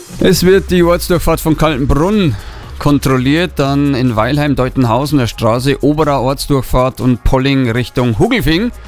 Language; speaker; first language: German; native; German